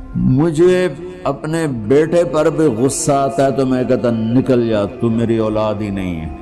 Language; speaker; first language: Urdu; non-native, local second language; Punjabi